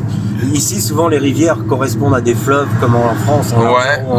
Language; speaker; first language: French; native; French